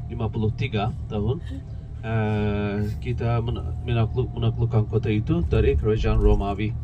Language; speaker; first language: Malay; non-native, learner; Turkish